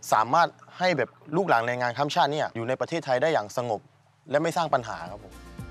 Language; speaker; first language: Thai; early bilingual, other home language; Burmese